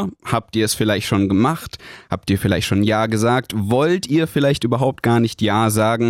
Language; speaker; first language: German; native; German